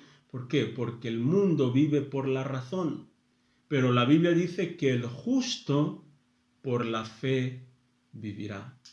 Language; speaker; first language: Spanish; non-native, fluent; Portuguese